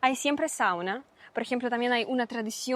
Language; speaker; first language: Spanish; non-native, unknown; Russian